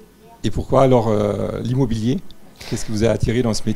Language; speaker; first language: French; native; French